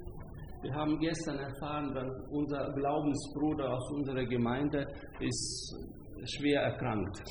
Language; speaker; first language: German; non-native, fluent; Hungarian